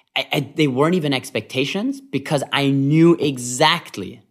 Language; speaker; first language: English; early bilingual, other home language; Hebrew